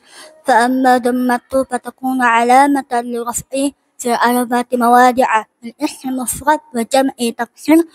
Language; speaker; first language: Arabic; non-native, learner; Indonesian